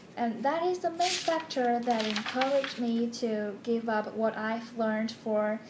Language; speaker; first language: English; non-native, fluent; Chinese